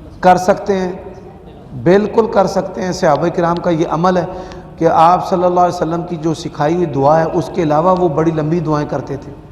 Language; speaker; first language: Urdu; non-native, local second language; Punjabi